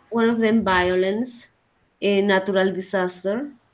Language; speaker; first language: English; non-native, learner; Spanish